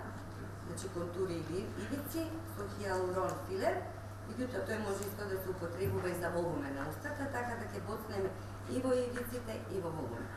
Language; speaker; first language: Macedonian; native; Macedonian